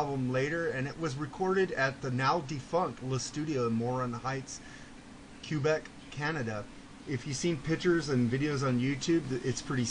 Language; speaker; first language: English; native; English